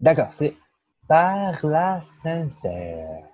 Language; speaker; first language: French; non-native, fluent; Portuguese